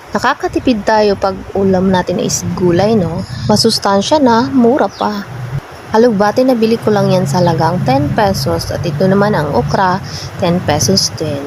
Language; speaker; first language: Filipino; non-native, local second language; Cebuano